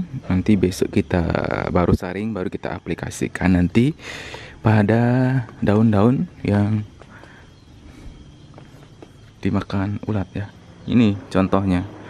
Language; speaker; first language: Indonesian; native; Indonesian